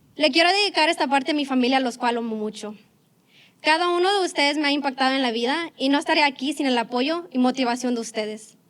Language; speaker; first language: Spanish; early bilingual, heritage; Spanish